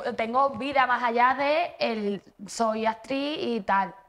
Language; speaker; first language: Spanish; native; Spanish